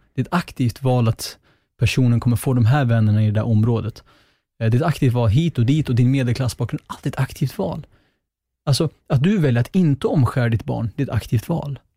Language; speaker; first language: Swedish; early bilingual, other home language; Kurdish